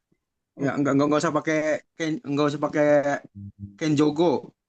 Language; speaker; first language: Indonesian; native; Indonesian